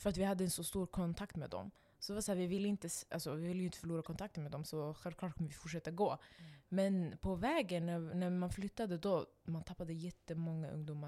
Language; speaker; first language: Swedish; non-native, local second language; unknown